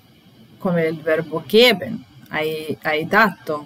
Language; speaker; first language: Italian; non-native, fluent; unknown